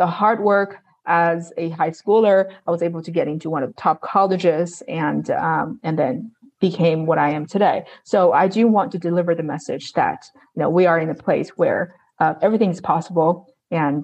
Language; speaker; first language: English; non-native, fluent; Chinese